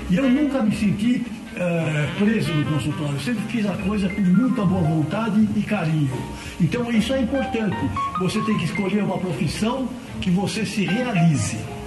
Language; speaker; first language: Portuguese; native; Portuguese